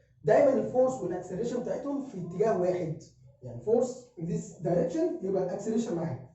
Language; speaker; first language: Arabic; native; Arabic